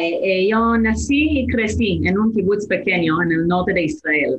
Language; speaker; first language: Spanish; non-native, fluent; Hebrew